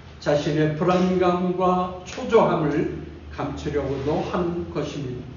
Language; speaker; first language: Korean; native; Korean